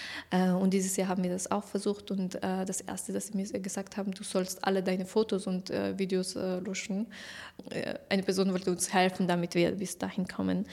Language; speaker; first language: German; non-native, fluent; Persian